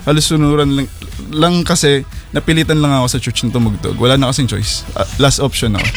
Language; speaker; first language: Filipino; non-native, local second language; Bikol